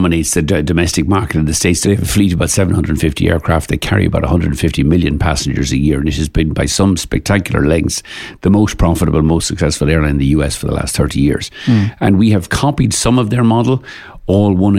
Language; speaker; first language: English; native; English